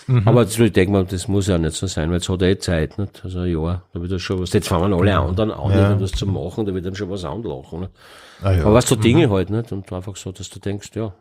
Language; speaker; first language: German; native; German